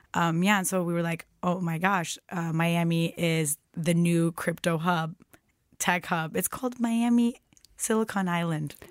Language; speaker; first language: English; non-native, fluent; Turkish